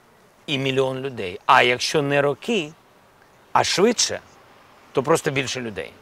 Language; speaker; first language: Ukrainian; non-native, local second language; Russian